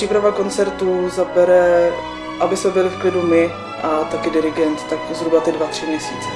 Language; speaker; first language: Czech; native; Czech